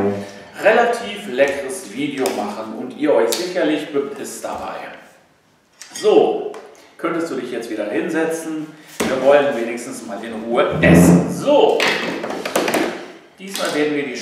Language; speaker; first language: German; native; German